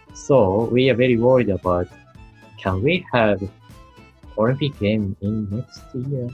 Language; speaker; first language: English; non-native, learner; Japanese